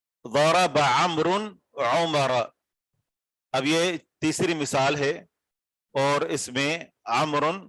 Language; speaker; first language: Urdu; native; Urdu